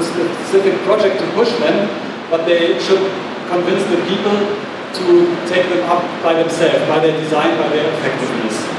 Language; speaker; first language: English; non-native, fluent; German